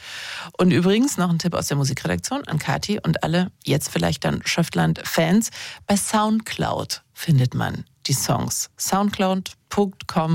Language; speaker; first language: German; native; German